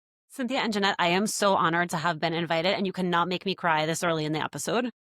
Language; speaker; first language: English; native; English